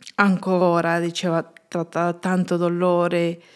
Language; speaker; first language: Italian; non-native, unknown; Spanish